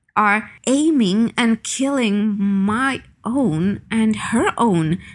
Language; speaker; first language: English; non-native, fluent; Ukrainian